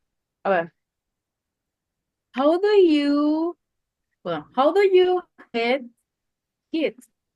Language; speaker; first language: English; non-native, learner; Spanish